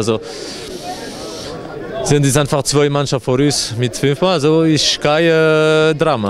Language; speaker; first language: German; non-native, local second language; French